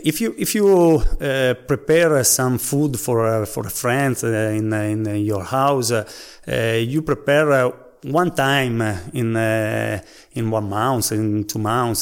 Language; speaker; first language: English; non-native, learner; Italian